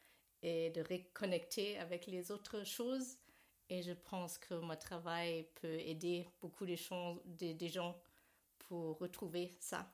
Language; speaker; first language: French; non-native, learner; German